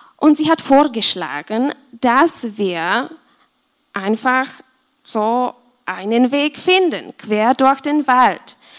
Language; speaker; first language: German; non-native, fluent; Czech